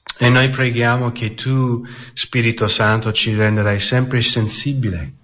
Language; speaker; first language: Italian; non-native, fluent; English